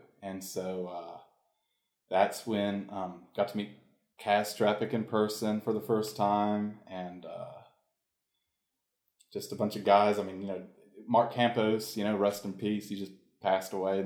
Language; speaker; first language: English; native; English